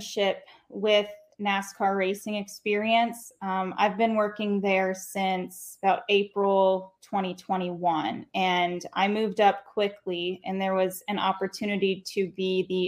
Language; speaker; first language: English; native; English